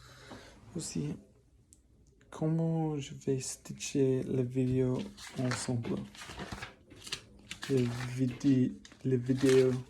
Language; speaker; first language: French; non-native, learner; English